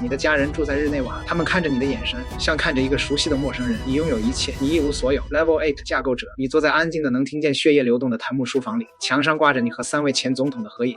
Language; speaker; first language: Chinese; native; Chinese